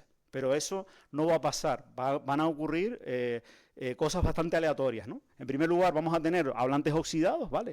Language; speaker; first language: Spanish; native; Spanish